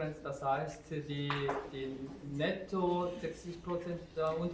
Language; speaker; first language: German; non-native, learner; Korean